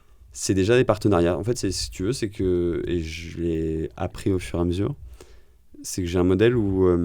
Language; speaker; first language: French; native; French